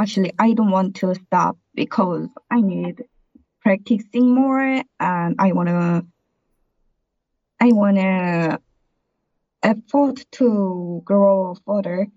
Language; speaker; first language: English; non-native, learner; Korean